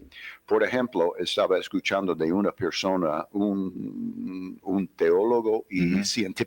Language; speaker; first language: Spanish; non-native, fluent; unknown